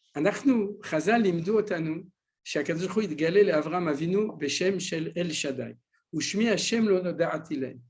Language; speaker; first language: Hebrew; non-native, fluent; French